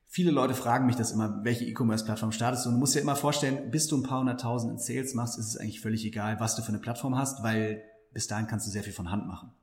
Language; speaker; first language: German; native; German